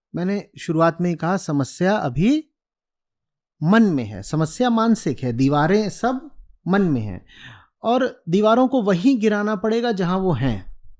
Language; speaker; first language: Hindi; native; Hindi